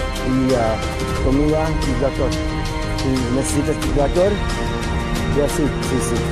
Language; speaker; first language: Spanish; non-native, learner; English